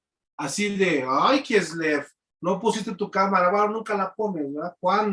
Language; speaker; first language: Spanish; native; Spanish